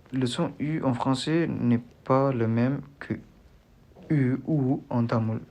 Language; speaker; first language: French; non-native, learner; Tamil